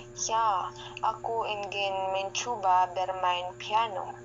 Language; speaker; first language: Indonesian; non-native, learner; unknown